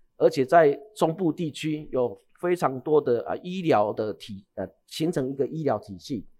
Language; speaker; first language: Chinese; native; Chinese